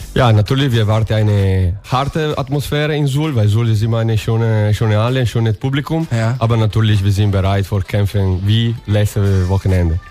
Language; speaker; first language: German; non-native, learner; Italian